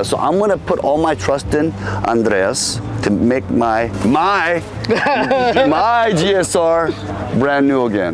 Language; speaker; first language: English; early bilingual, other home language; Korean